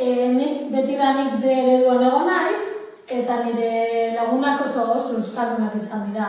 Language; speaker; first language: Basque; non-native, local second language; Spanish